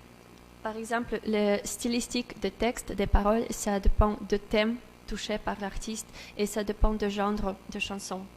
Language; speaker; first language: French; non-native, learner; Russian